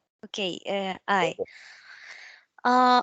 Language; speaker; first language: English; non-native, learner; Spanish